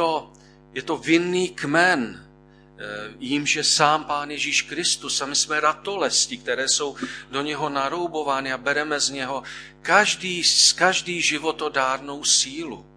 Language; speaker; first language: Czech; native; Czech